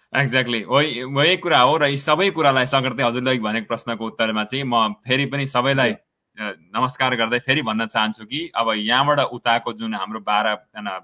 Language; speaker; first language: Nepali; native; Nepali